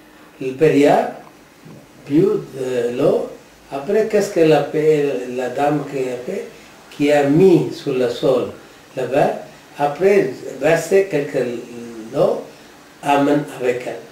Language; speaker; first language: French; non-native, learner; Tamil